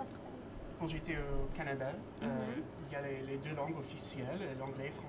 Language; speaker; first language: French; non-native, fluent; English